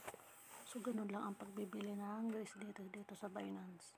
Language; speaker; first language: Filipino; native; Filipino